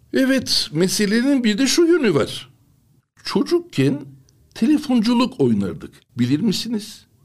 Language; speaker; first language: Turkish; non-native, local second language; Armenian